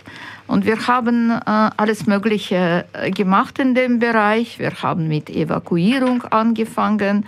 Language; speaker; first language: German; non-native, fluent; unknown